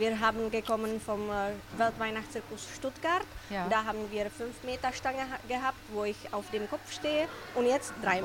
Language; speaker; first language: German; non-native, learner; Czech